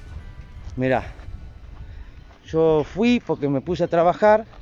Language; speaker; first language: Spanish; native; Spanish